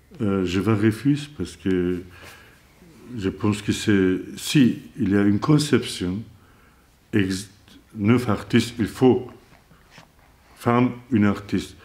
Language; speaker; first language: French; non-native, learner; Azerbaijani